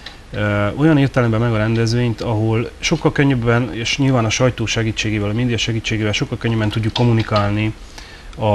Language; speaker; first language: Hungarian; native; Hungarian